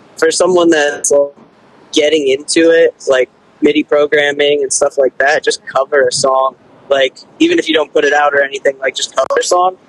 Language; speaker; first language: English; native; English